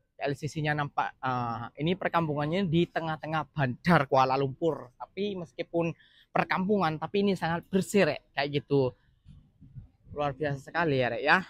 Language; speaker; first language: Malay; non-native, local second language; Javanese